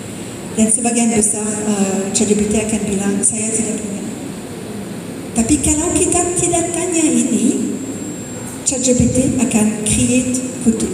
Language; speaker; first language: Indonesian; non-native, fluent; English